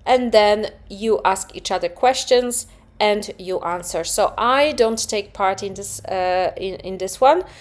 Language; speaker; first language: English; non-native, fluent; Polish